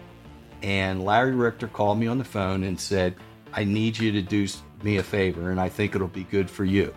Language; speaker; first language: English; native; English